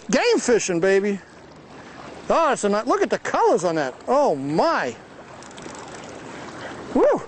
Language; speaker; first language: English; native; English